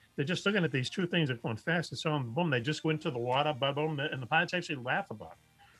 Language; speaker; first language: English; native; English